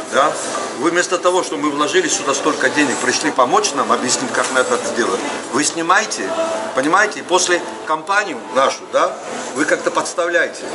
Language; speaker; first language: Russian; non-native, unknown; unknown